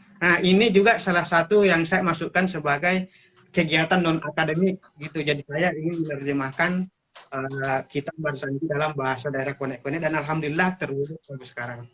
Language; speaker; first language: Indonesian; non-native, local second language; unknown